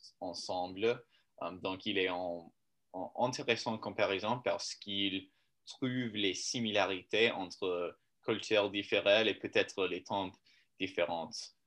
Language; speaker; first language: French; non-native, learner; English